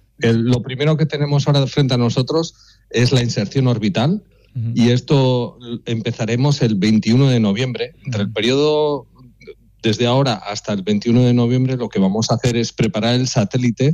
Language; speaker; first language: Spanish; native; Spanish